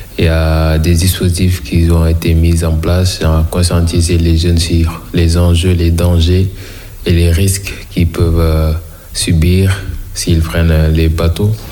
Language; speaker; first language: French; non-native, local second language; Wolof